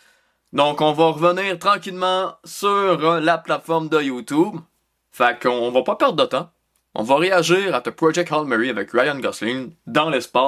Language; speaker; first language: French; native; French